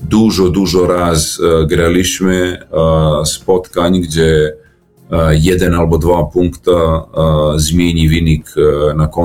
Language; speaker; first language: Polish; non-native, learner; Serbian